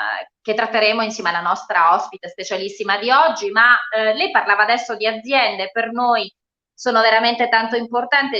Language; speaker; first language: Italian; native; Italian